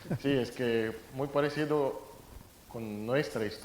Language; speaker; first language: Spanish; non-native, fluent; Russian